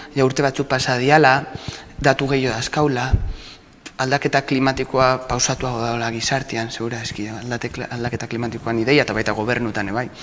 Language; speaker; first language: Basque; native; Basque